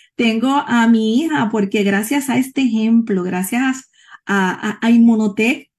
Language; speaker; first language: Spanish; native; Spanish